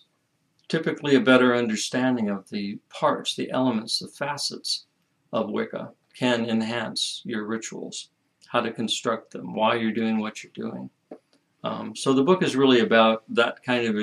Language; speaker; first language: English; native; English